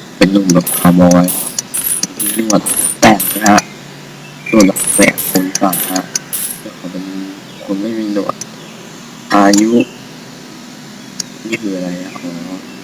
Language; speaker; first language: Thai; native; Thai